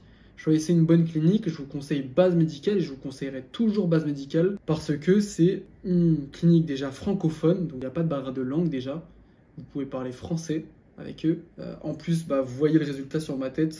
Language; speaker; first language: French; native; French